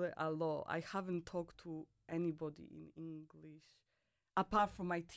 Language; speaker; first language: English; non-native, fluent; Polish